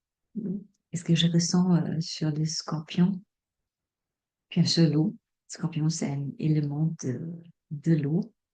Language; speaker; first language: French; non-native, fluent; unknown